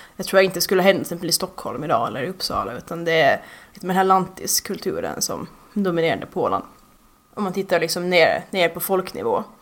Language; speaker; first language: Swedish; native; Swedish